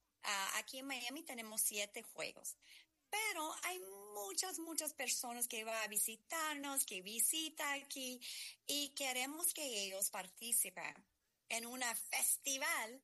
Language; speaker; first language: Spanish; non-native, learner; English